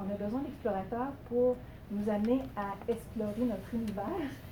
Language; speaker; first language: French; native; French